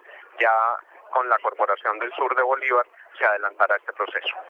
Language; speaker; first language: Spanish; native; Spanish